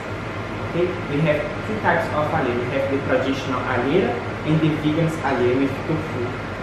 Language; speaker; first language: English; non-native, learner; Portuguese